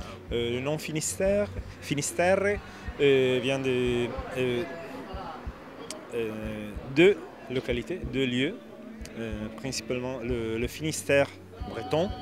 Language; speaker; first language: French; non-native, fluent; Italian